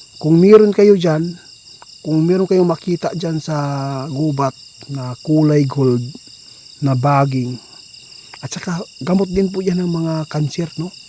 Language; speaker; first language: Filipino; non-native, local second language; Cebuano